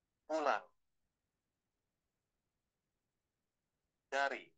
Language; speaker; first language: Indonesian; non-native, learner; Vietnamese